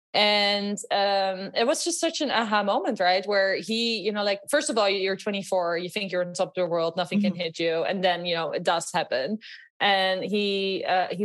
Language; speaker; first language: English; non-native, fluent; Dutch